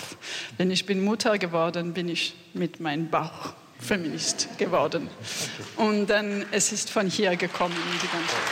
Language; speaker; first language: German; non-native, learner; French